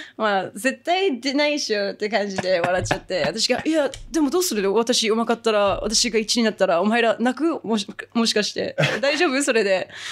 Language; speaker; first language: Japanese; early bilingual, heritage; Japanese